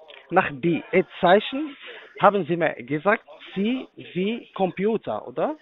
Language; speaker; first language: German; non-native, fluent; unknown